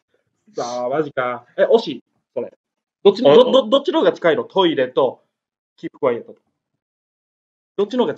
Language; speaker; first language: Japanese; native; Japanese